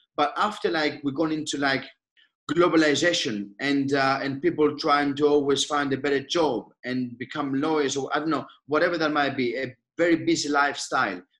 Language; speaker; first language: English; non-native, fluent; Greek